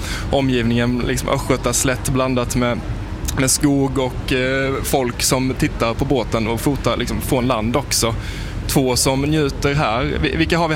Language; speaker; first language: Swedish; native; Swedish